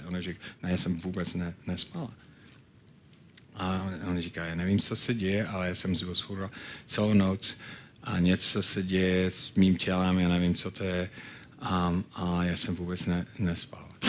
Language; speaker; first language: Czech; non-native, fluent; English